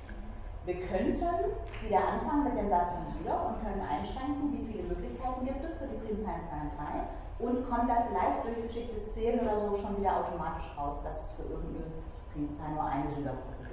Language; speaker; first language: German; native; German